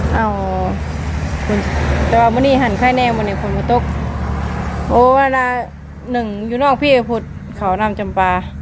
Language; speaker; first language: Thai; native; Thai